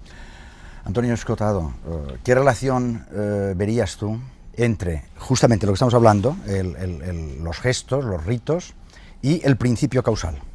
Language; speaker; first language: Spanish; native; Spanish